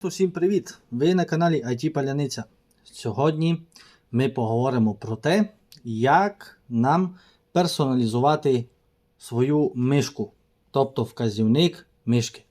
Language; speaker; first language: Ukrainian; native; Ukrainian